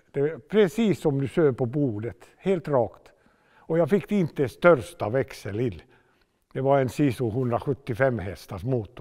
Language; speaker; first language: Swedish; non-native, local second language; Finnish